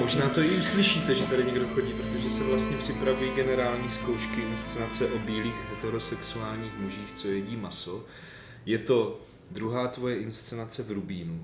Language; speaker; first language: Czech; native; Czech